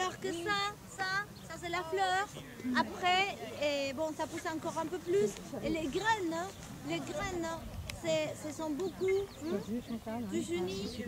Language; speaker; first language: French; non-native, fluent; Spanish